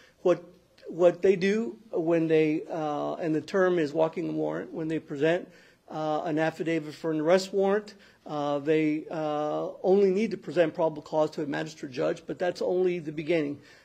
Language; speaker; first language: English; early bilingual, other home language; Spanish